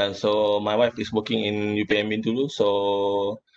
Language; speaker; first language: English; non-native, local second language; Malay